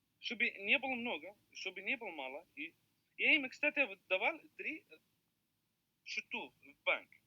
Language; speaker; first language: Russian; non-native, learner; Arabic